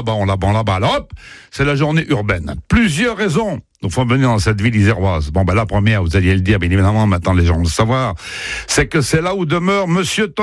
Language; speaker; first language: French; native; French